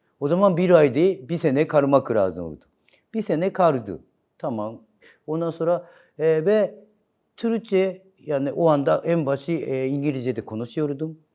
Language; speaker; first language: Turkish; non-native, learner; Japanese